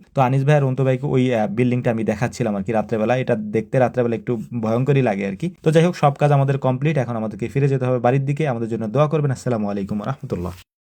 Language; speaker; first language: Bangla; native; Bangla